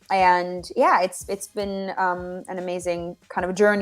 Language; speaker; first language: English; non-native, fluent; Finnish